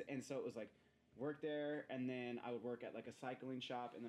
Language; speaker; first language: English; native; English